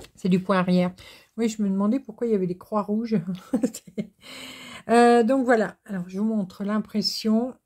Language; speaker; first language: French; native; French